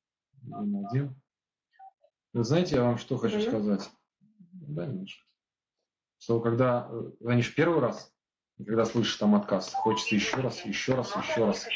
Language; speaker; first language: Russian; native; Russian